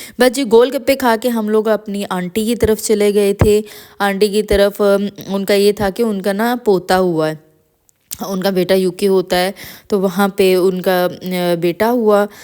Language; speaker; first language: Urdu; native; Urdu